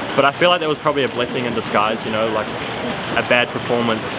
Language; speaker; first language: English; native; English